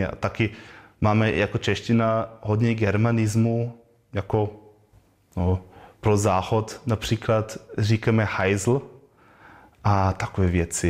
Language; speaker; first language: Czech; non-native, learner; German